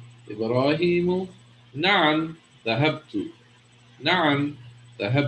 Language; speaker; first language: Arabic; non-native, fluent; English